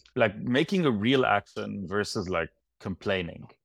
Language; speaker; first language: English; non-native, fluent; Arabic